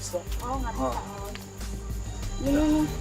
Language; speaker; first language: Indonesian; native; Indonesian